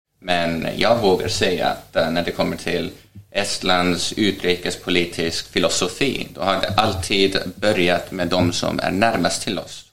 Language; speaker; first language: Swedish; non-native, fluent; Estonian